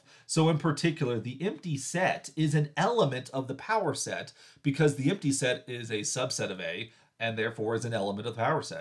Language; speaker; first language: English; native; English